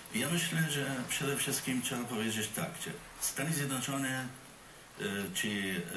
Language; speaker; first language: Polish; non-native, fluent; Arabic